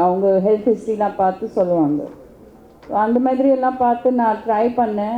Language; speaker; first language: Tamil; non-native, local second language; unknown